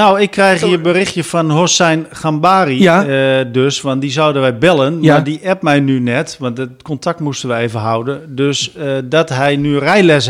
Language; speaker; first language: Dutch; native; Dutch